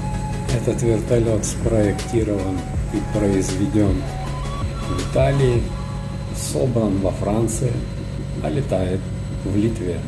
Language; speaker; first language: Russian; native; Russian